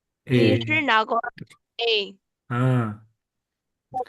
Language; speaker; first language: Chinese; non-native, learner; Burmese